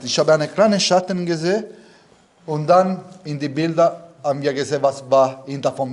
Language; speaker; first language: German; non-native, learner; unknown